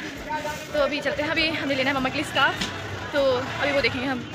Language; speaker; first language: Hindi; native; Hindi